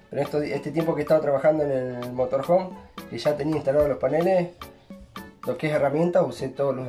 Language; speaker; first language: Spanish; native; Spanish